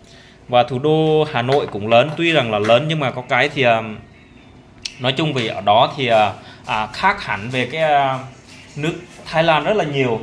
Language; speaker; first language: Vietnamese; non-native, local second language; Jarai